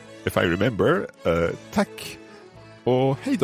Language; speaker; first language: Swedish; non-native, learner; English